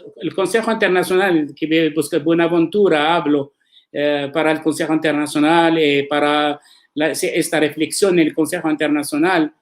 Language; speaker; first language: Spanish; non-native, learner; Arabic